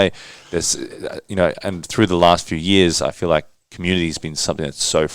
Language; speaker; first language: English; native; English